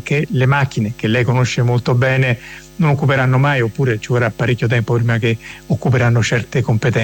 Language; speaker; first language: Italian; native; Italian